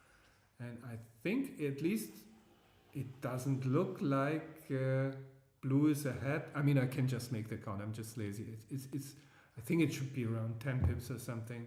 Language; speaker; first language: English; non-native, fluent; German